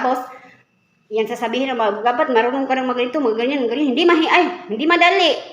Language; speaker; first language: Filipino; native; Filipino